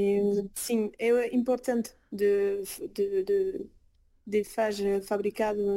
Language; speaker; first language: Portuguese; early bilingual, heritage; French